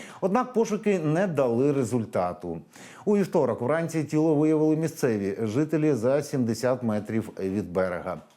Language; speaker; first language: Ukrainian; native; Ukrainian